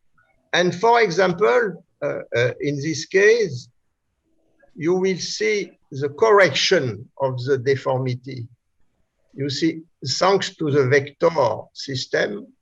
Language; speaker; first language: English; non-native, fluent; French